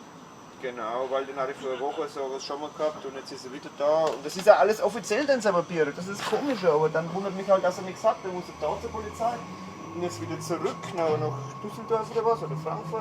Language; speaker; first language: German; native; German